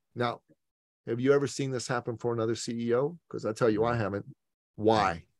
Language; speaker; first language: English; early bilingual, other home language; Persian